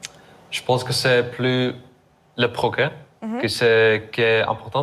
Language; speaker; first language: French; non-native, learner; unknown